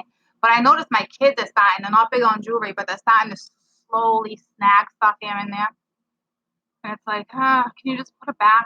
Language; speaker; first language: English; native; English